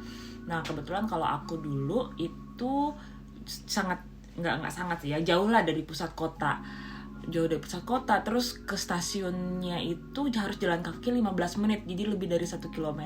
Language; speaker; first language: Indonesian; native; Indonesian